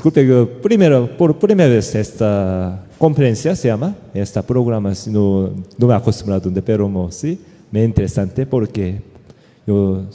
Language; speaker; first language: Spanish; non-native, learner; Korean